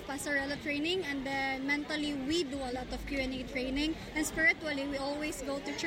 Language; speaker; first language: English; non-native, local second language; Cebuano